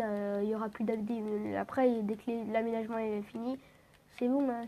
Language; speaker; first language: French; native; French